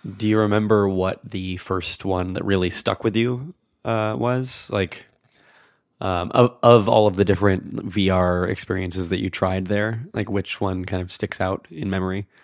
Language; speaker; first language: English; native; English